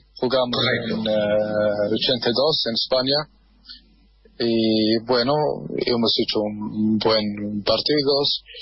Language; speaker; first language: Spanish; non-native, learner; Arabic